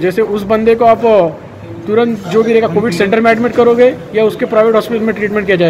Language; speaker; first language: Hindi; non-native, local second language; Marathi